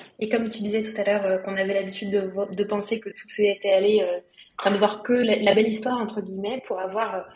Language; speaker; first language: French; native; French